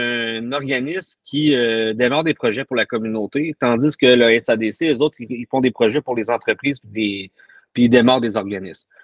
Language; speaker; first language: French; native; French